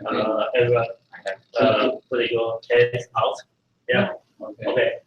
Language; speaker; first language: English; non-native, fluent; Chinese